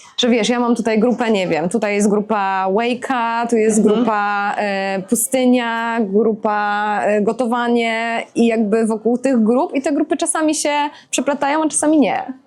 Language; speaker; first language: Polish; native; Polish